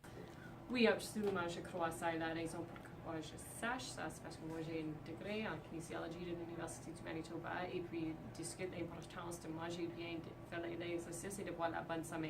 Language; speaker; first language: French; non-native, fluent; English